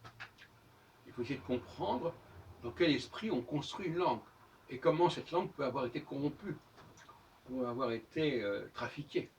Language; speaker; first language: French; native; French